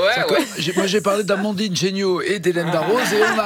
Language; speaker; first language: French; native; French